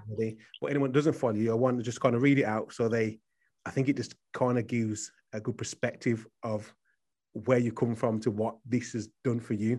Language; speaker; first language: English; native; English